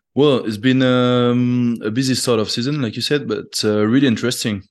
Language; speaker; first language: English; non-native, fluent; French